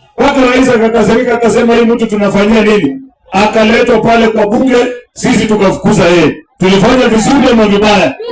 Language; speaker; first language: Swahili; non-native, local second language; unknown